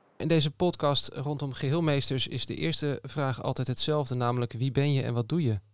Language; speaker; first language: Dutch; native; Dutch